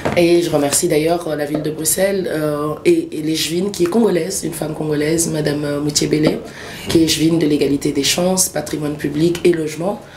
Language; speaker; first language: French; early bilingual, other home language; Swahili